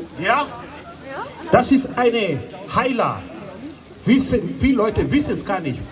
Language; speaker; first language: German; non-native, fluent; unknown